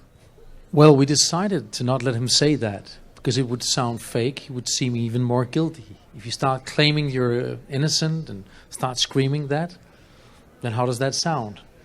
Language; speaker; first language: English; non-native, fluent; Danish